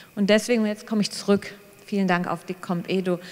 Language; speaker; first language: German; native; German